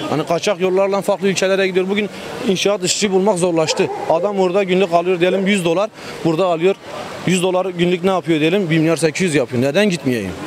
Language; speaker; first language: Turkish; non-native, local second language; Kurdish